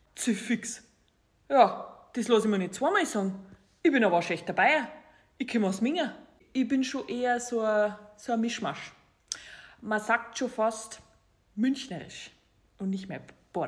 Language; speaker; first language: German; native; German